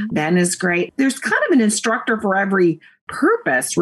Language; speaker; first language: English; native; English